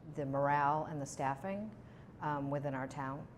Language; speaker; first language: English; native; English